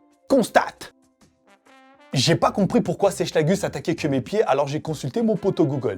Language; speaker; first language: French; native; French